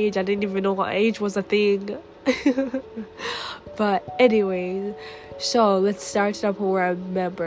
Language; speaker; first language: English; early bilingual, other home language; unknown